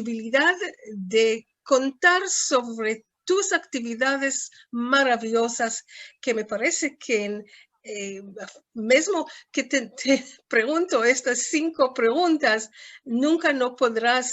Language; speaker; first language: Spanish; non-native, fluent; Hebrew